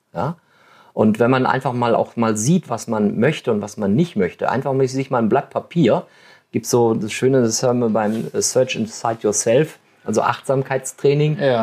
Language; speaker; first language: German; native; German